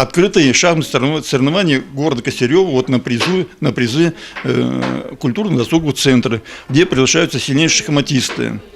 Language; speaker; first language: Russian; native; Russian